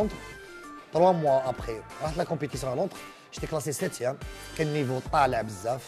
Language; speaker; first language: French; non-native, local second language; Arabic